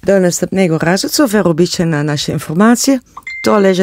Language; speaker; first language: Polish; non-native, learner; Dutch